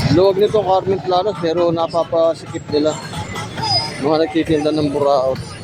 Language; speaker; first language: Filipino; native; Filipino